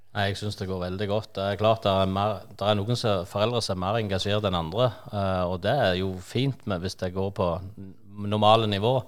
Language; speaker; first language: Norwegian; native; Norwegian